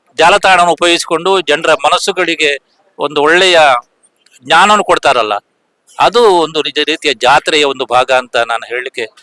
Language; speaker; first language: Kannada; native; Kannada